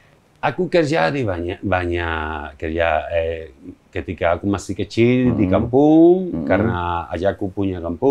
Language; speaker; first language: Indonesian; non-native, learner; Spanish